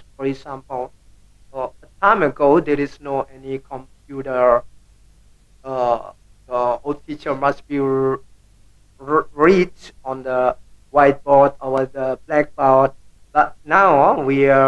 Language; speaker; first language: English; non-native, learner; Indonesian